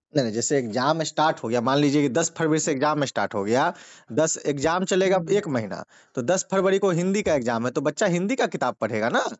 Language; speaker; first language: Hindi; native; Hindi